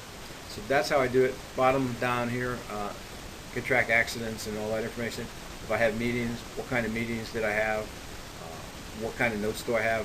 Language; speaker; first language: English; native; English